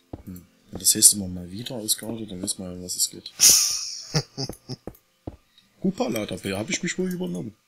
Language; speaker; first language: German; native; German